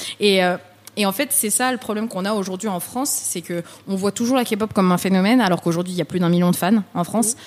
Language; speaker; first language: French; early bilingual, other home language; Vietnamese